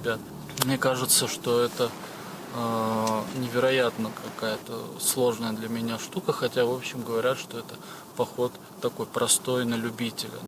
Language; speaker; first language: Russian; native; Russian